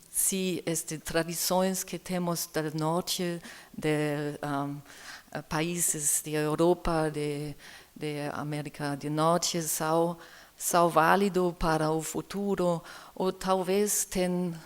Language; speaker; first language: Portuguese; non-native, learner; German